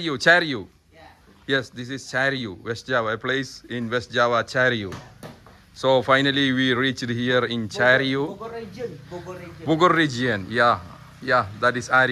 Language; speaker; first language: English; non-native, fluent; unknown